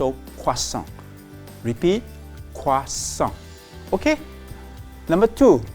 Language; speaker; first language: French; non-native, fluent; English